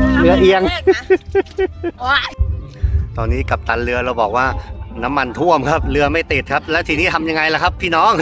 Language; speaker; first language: Thai; native; Thai